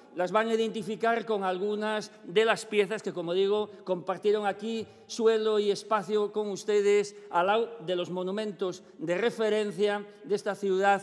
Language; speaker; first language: Spanish; native; Spanish